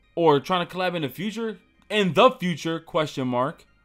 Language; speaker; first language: English; native; English